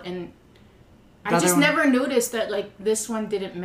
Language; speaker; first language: English; native; English